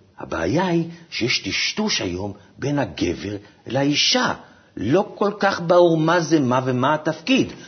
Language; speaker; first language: Hebrew; native; Hebrew